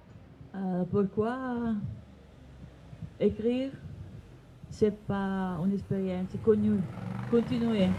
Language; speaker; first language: French; non-native, learner; Italian